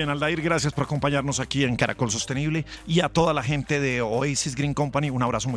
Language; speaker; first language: Spanish; native; Spanish